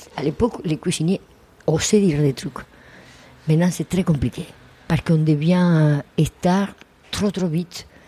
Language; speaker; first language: French; non-native, fluent; Spanish